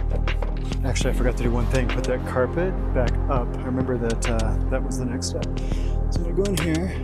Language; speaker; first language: English; native; English